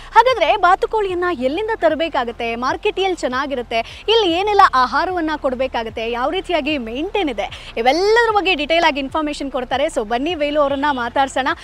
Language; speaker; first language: Kannada; native; Kannada